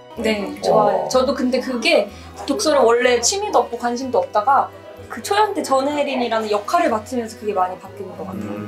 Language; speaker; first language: Korean; native; Korean